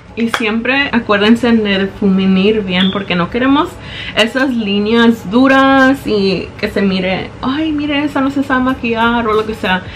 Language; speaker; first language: Spanish; early bilingual, heritage; Spanish